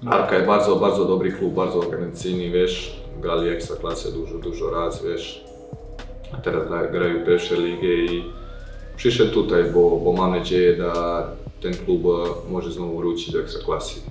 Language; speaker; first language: Polish; non-native, learner; Croatian